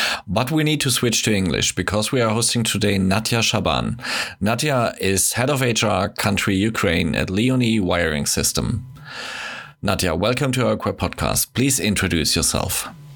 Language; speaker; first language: English; non-native, fluent; German